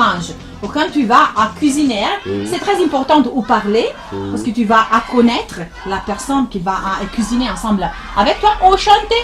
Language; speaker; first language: French; non-native, fluent; Italian